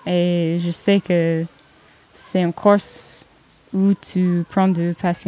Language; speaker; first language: French; non-native, learner; English